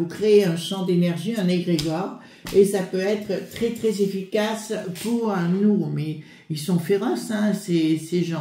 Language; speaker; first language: French; native; French